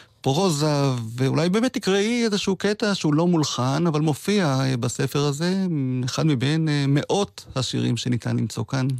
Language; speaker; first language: Hebrew; native; Hebrew